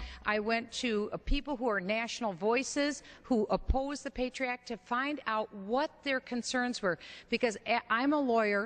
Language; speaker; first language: English; native; English